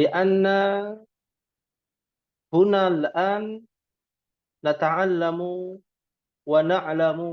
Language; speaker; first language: Arabic; non-native, fluent; Indonesian